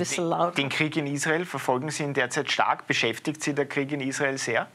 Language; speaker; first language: German; native; German